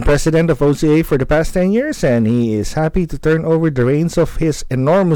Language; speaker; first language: English; non-native, local second language; Filipino